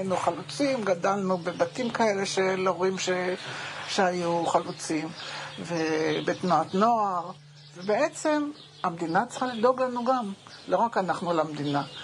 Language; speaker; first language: Hebrew; native; Hebrew